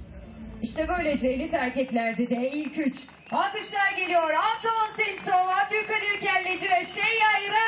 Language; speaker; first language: Turkish; native; Turkish